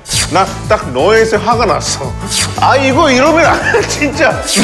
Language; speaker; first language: Korean; non-native, fluent; Hindi